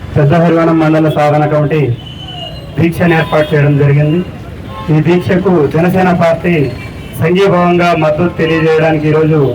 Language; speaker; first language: Telugu; native; Telugu